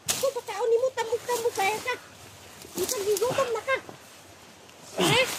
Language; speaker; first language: Cebuano; non-native, local second language; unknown